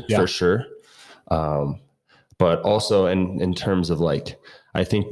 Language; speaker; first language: English; native; English